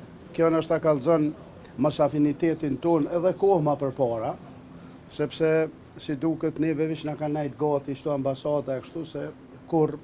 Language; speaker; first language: Albanian; native; Albanian